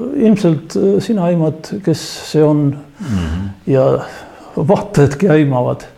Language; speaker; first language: Estonian; non-native, local second language; Russian